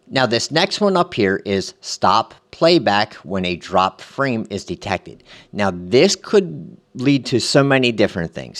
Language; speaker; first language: English; native; English